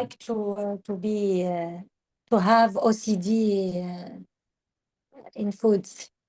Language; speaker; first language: English; non-native, learner; Arabic